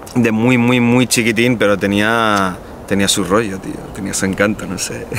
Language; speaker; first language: Spanish; native; Spanish